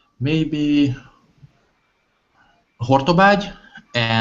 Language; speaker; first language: English; non-native, learner; Hungarian